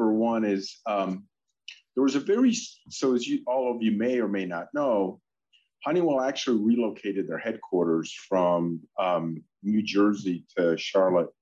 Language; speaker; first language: English; early bilingual, other home language; Polish